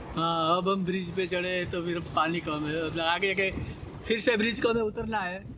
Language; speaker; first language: Hindi; non-native, local second language; Gujarati